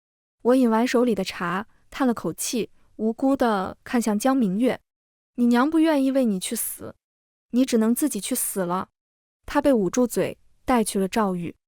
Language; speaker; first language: Chinese; native; Chinese